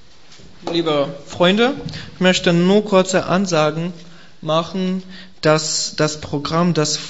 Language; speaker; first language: German; non-native, learner; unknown